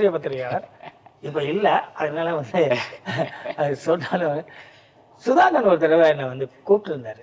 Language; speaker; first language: Tamil; native; Tamil